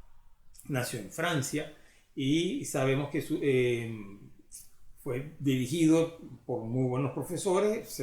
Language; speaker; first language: Spanish; native; Spanish